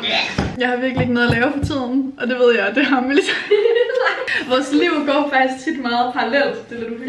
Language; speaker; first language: Danish; native; Danish